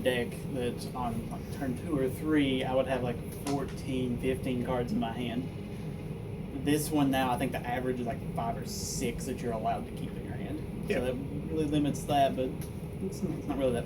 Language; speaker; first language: English; native; English